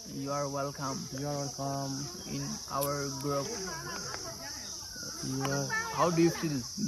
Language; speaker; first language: English; non-native, fluent; Nepali